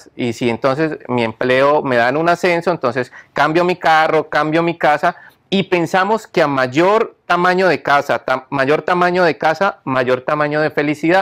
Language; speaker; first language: Spanish; native; Spanish